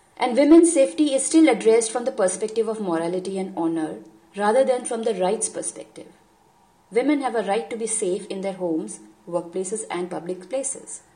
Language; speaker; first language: English; non-native, local second language; Hindi